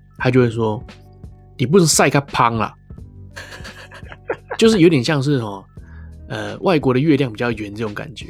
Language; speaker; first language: Chinese; native; Chinese